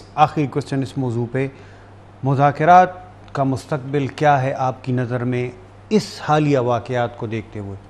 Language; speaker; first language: Urdu; non-native, local second language; Pashto